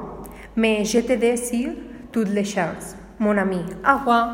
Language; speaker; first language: French; non-native, learner; Spanish